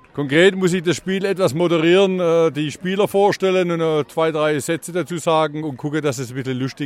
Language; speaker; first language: German; native; German